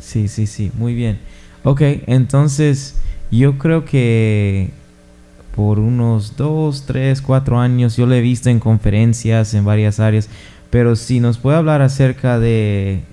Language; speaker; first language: Spanish; non-native, fluent; English